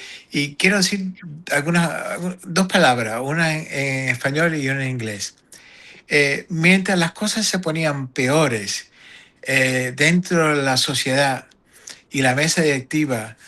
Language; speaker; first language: Spanish; non-native, fluent; English